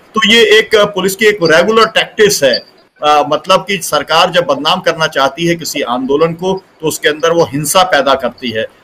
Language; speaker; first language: Hindi; native; Hindi